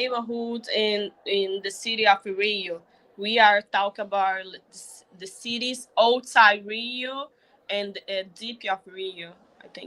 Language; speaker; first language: English; non-native, learner; Portuguese